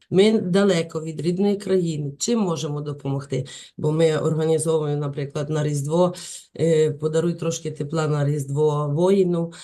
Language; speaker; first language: Ukrainian; native; Ukrainian